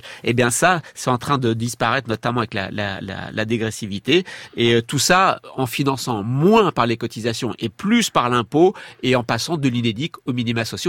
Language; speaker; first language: French; native; French